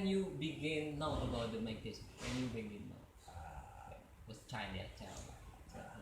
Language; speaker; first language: English; non-native, learner; Indonesian